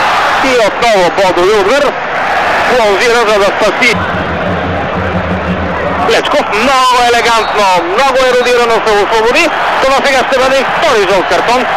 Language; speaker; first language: Bulgarian; native; Bulgarian